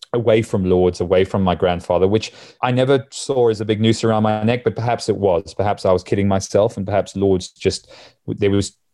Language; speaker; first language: English; native; English